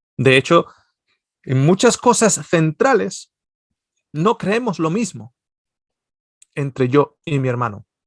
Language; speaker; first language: Spanish; native; Spanish